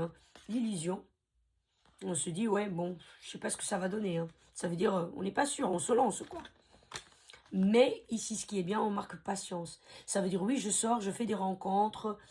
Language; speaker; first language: French; native; French